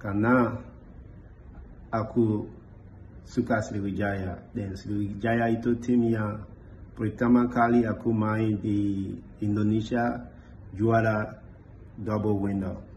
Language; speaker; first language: Indonesian; non-native, learner; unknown